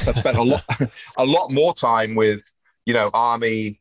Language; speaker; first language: English; native; English